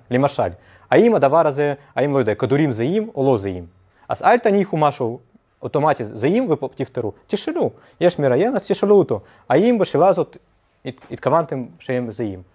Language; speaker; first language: Hebrew; non-native, fluent; Russian